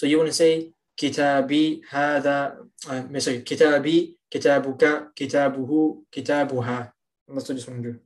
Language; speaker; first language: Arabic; non-native, fluent; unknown